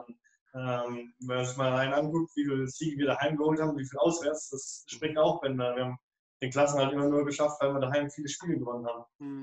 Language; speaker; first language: German; native; German